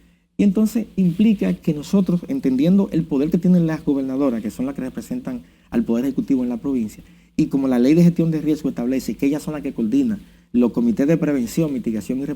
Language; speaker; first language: Spanish; native; Spanish